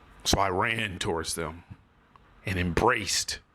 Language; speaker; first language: English; native; English